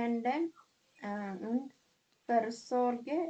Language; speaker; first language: German; non-native, learner; Malayalam